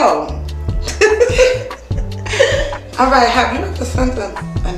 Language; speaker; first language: English; native; English